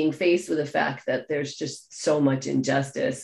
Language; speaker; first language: English; native; English